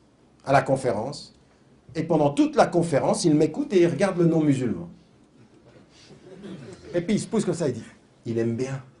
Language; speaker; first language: French; native; French